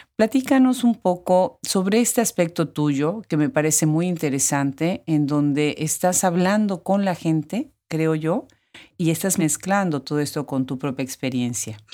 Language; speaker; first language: Spanish; native; Spanish